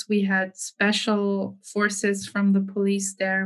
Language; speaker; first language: English; non-native, fluent; German